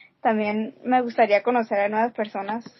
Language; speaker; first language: Spanish; early bilingual, heritage; Spanish